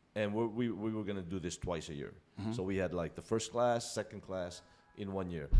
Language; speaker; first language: English; non-native, local second language; Filipino